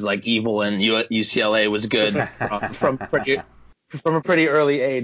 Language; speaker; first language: English; native; English